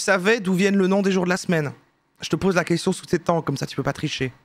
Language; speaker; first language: French; native; French